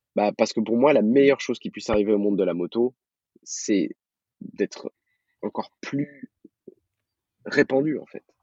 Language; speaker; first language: French; early bilingual, other home language; Arabic